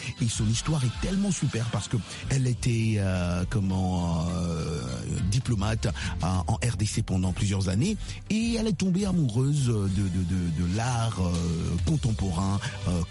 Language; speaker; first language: French; non-native, local second language; Lingala